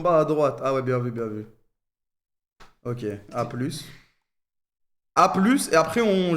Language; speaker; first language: French; native; French